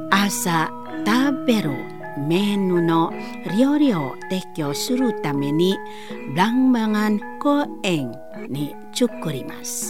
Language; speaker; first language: Japanese; non-native, learner; Indonesian